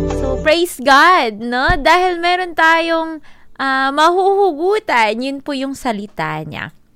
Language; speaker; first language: Filipino; non-native, local second language; Cebuano